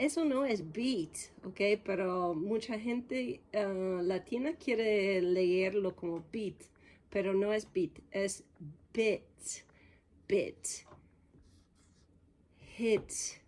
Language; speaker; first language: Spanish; non-native, fluent; English